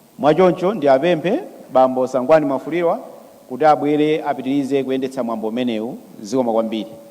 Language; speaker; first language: Nyanja; native; Nyanja